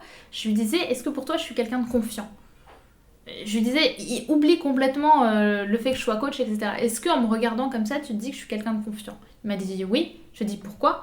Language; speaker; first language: French; native; French